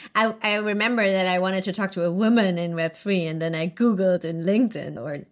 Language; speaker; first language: English; non-native, fluent; Italian